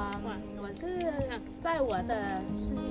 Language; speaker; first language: Chinese; non-native, learner; Vietnamese